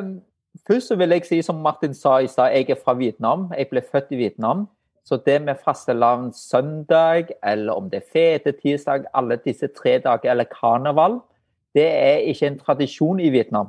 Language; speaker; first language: Norwegian; non-native, fluent; Vietnamese